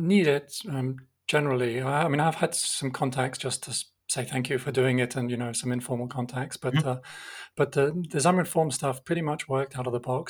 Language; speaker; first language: English; native; English